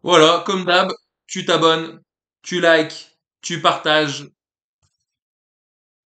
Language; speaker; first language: French; native; French